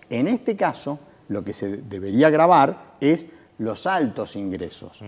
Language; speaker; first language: Spanish; native; Spanish